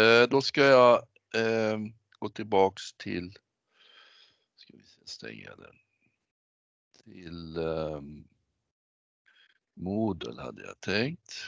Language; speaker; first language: Swedish; native; Swedish